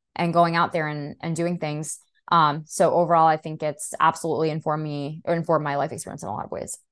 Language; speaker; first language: English; early bilingual, other home language; Russian